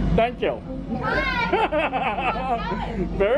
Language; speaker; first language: English; native; English